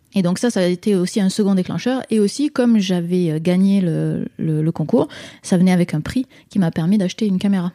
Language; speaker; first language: French; native; French